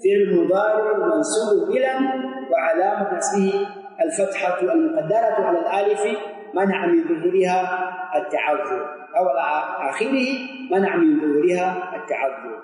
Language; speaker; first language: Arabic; non-native, fluent; Swahili